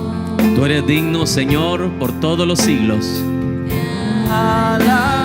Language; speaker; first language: Spanish; native; Spanish